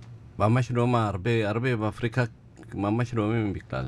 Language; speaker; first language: Hebrew; non-native, learner; Amharic